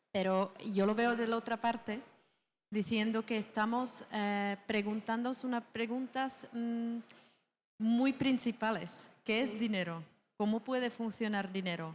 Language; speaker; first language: Spanish; non-native, fluent; Czech